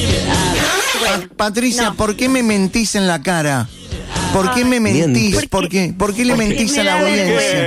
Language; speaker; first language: Spanish; native; Spanish